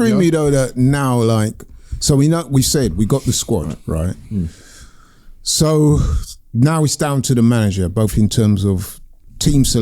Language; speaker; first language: English; native; English